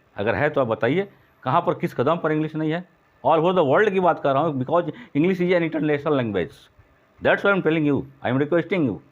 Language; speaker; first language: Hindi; native; Hindi